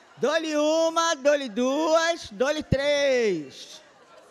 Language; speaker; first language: Portuguese; native; Portuguese